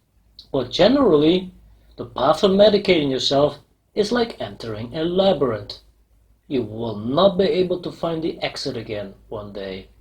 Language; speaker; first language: English; non-native, fluent; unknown